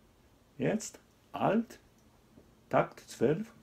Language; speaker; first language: German; non-native, learner; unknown